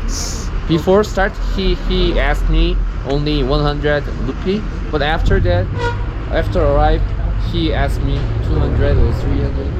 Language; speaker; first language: English; non-native, learner; Korean